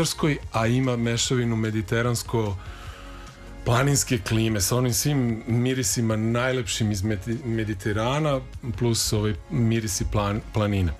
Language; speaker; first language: Serbian; native; Serbian